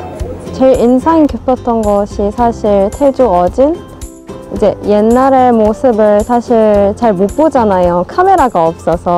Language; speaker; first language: Korean; non-native, fluent; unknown